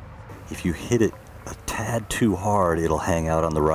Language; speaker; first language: English; native; English